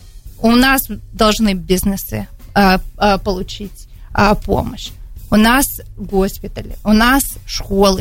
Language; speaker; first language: Russian; early bilingual, heritage; Russian